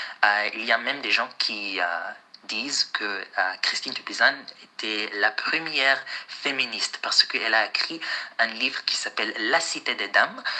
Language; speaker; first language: French; non-native, fluent; Arabic